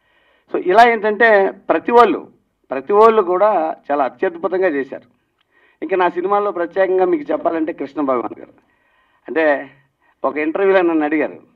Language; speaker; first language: Telugu; native; Telugu